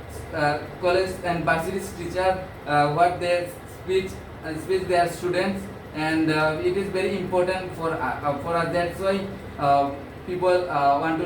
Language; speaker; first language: English; non-native, learner; Bangla